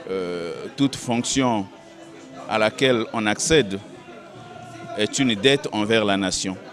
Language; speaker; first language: French; non-native, local second language; Lingala